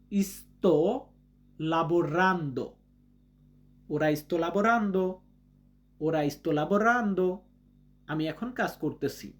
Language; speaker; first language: Italian; non-native, learner; Bangla